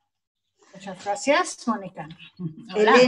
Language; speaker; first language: Spanish; non-native, fluent; Swedish